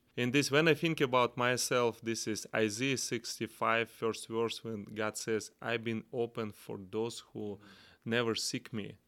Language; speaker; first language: English; non-native, learner; Kazakh